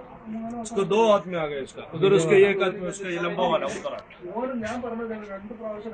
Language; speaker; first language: Hindi; non-native, local second language; Malayalam